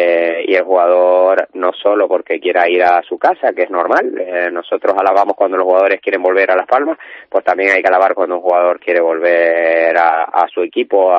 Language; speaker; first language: Spanish; native; Spanish